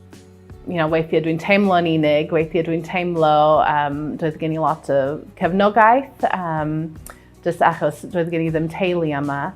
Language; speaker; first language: Welsh; non-native, fluent; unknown